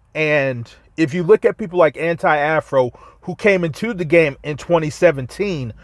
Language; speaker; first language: English; native; English